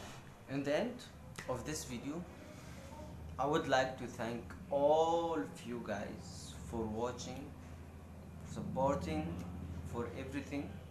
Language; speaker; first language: English; non-native, fluent; Arabic